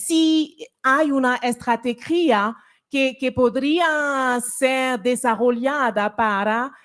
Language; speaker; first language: Spanish; non-native, fluent; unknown